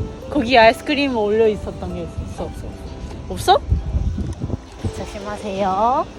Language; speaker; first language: Korean; non-native, fluent; Japanese